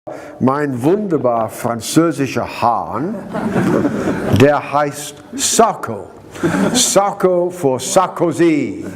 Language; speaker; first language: German; non-native, learner; English